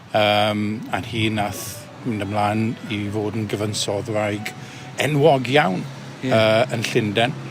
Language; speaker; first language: Welsh; native; Welsh